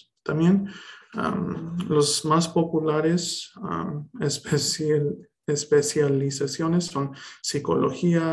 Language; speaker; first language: Spanish; early bilingual, heritage; Spanish